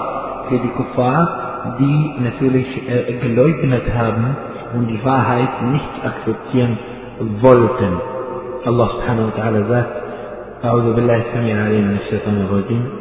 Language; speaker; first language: German; non-native, fluent; Arabic